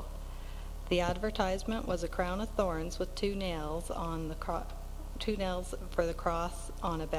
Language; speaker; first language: English; native; English